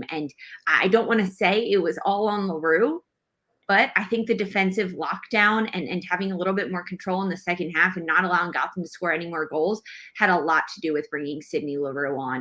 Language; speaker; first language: English; native; English